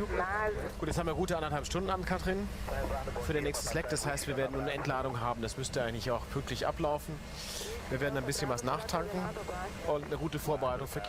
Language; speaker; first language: German; native; German